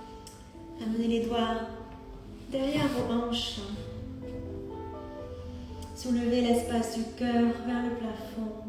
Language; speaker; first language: French; native; French